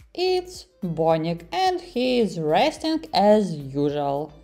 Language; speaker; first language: English; non-native, learner; Ukrainian